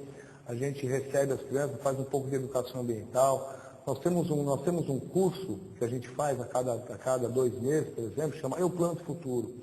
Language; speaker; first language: Portuguese; native; Portuguese